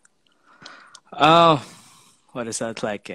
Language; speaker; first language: English; non-native, fluent; Indonesian